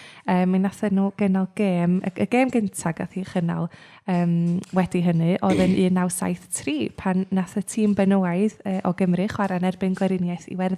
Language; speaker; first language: Welsh; native; Welsh